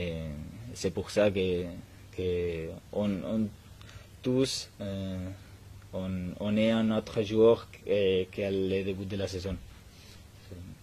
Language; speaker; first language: French; non-native, learner; Spanish